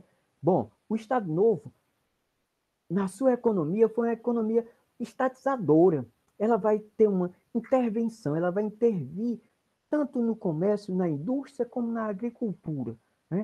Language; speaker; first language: Portuguese; native; Portuguese